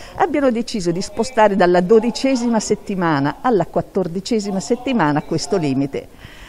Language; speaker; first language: Italian; native; Italian